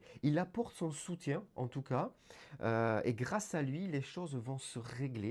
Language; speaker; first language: French; native; French